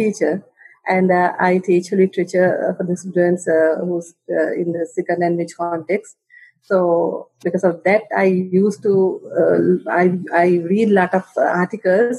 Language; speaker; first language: English; non-native, local second language; Sinhala